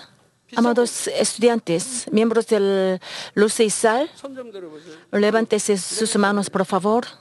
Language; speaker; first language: Spanish; non-native, learner; Korean